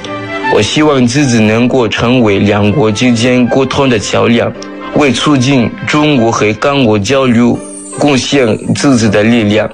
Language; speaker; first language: Chinese; non-native, fluent; French